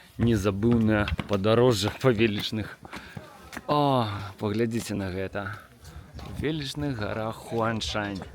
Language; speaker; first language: Belarusian; non-native, local second language; Russian